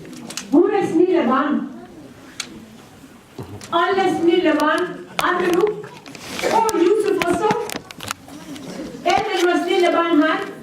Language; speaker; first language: Swedish; non-native, fluent; Somali